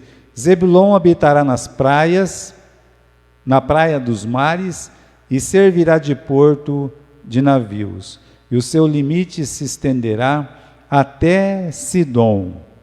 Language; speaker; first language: Portuguese; native; Portuguese